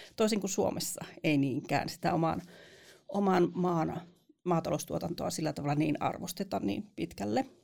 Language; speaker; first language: Finnish; native; Finnish